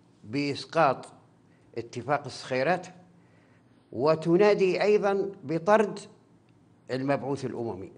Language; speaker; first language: Arabic; native; Arabic